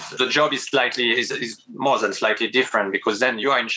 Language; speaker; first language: English; non-native, fluent; French